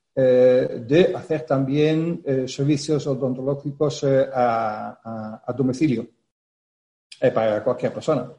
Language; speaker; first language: Spanish; non-native, fluent; Dutch